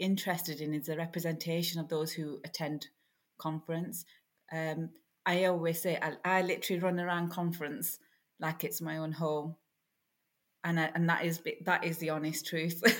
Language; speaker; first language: English; native; English